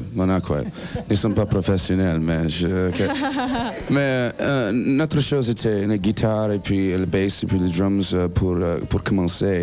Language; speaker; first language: French; non-native, learner; English